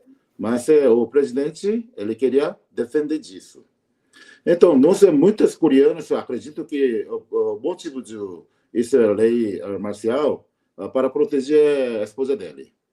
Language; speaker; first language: Portuguese; non-native, learner; Korean